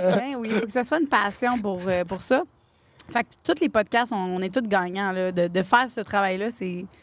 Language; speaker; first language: French; native; French